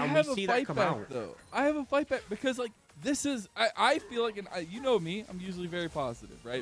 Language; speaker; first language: English; native; English